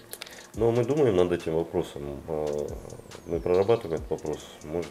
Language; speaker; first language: Russian; native; Russian